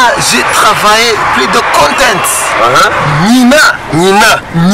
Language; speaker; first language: French; non-native, learner; Rundi